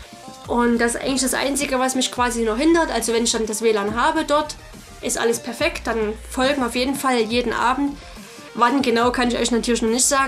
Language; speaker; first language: German; native; German